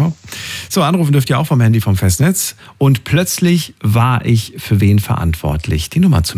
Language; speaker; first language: German; native; German